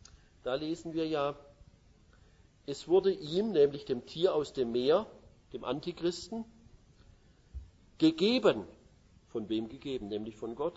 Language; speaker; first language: German; native; German